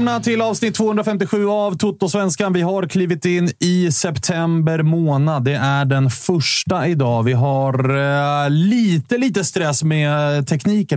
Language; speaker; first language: Swedish; native; Swedish